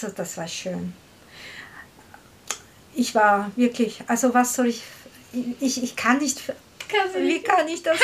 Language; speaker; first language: German; non-native, learner; Korean